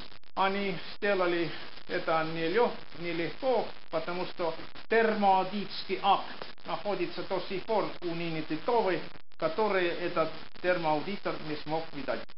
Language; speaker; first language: Russian; non-native, local second language; Estonian